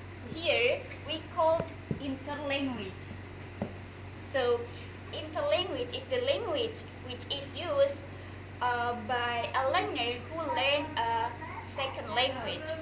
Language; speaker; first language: English; non-native, learner; Indonesian